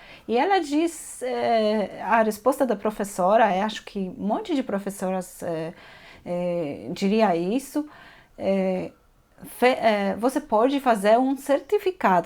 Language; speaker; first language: Portuguese; non-native, fluent; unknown